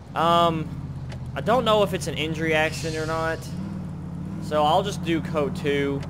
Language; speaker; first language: English; native; English